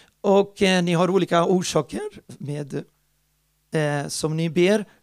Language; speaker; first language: Swedish; non-native, fluent; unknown